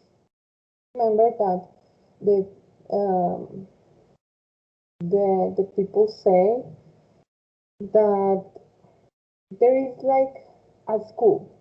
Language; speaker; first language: English; non-native, fluent; Spanish